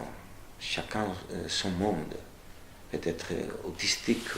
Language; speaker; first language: French; non-native, fluent; Spanish